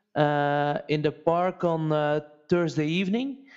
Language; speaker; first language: English; non-native, fluent; Dutch